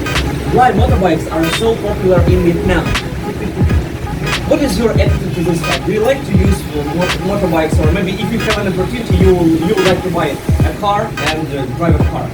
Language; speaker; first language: English; non-native, learner; Russian